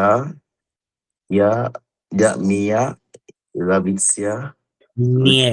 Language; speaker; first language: Russian; non-native, learner; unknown